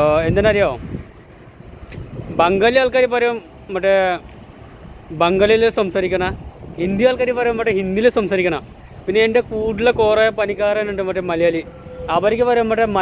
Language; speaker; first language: Malayalam; non-native, local second language; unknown